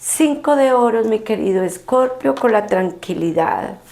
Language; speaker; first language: Spanish; native; Spanish